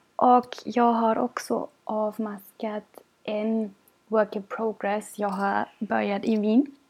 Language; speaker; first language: Swedish; non-native, fluent; German